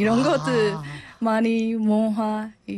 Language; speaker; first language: Korean; non-native, learner; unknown